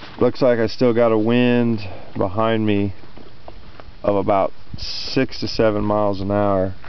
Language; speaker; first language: English; native; English